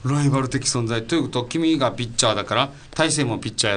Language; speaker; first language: Japanese; native; Japanese